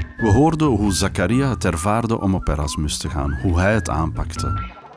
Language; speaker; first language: Dutch; native; Dutch